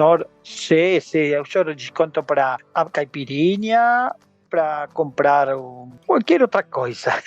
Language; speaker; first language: Portuguese; non-native, learner; Spanish